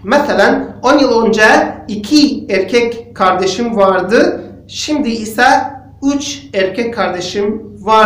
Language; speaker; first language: Turkish; non-native, fluent; Arabic